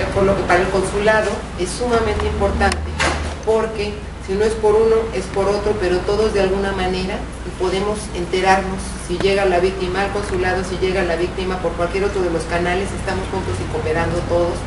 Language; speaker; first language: Spanish; native; Spanish